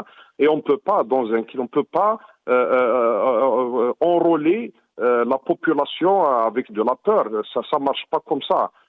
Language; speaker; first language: French; non-native, local second language; Arabic